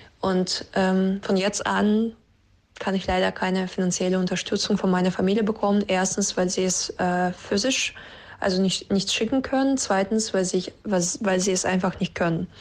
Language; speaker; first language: German; non-native, fluent; Russian